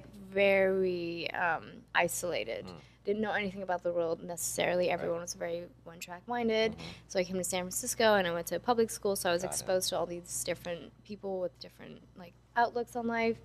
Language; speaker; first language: English; non-native, fluent; Dutch